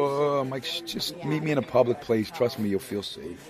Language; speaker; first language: English; native; English